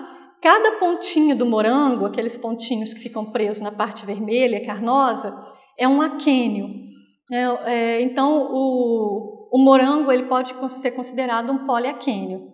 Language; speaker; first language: Portuguese; native; Portuguese